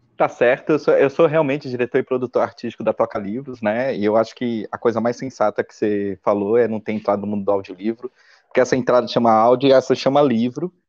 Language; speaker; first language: Portuguese; native; Portuguese